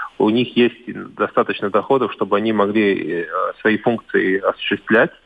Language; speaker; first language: Russian; non-native, local second language; Latvian